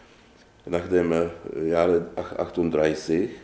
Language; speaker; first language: German; non-native, fluent; Czech